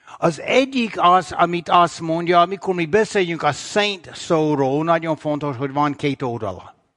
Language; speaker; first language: Hungarian; non-native, fluent; English